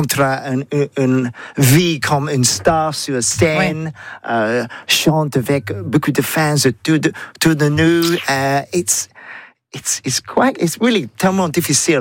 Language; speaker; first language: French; non-native, learner; English